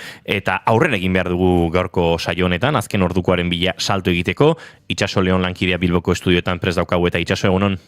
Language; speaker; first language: Basque; native; Basque